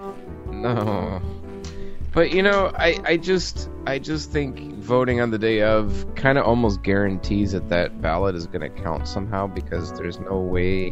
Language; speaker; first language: English; native; English